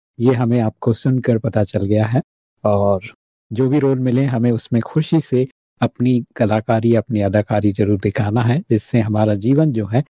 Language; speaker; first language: Hindi; native; Hindi